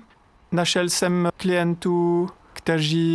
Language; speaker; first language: Czech; non-native, learner; French